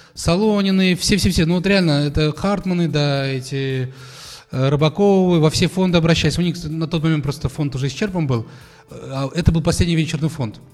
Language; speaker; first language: Russian; native; Russian